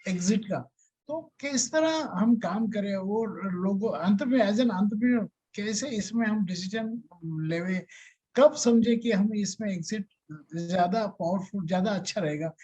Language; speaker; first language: Hindi; non-native, local second language; Marathi